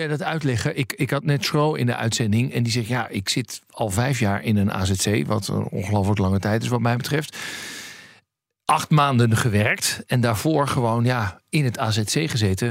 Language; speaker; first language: Dutch; native; Dutch